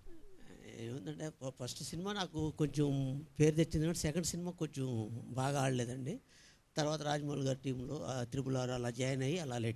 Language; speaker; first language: Telugu; native; Telugu